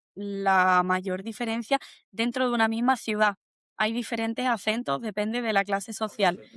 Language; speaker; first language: Spanish; native; Spanish